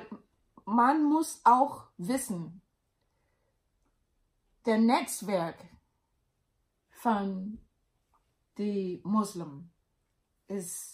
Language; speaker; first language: German; non-native, learner; English